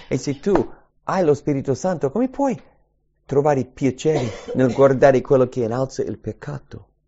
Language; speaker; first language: Italian; early bilingual, heritage; English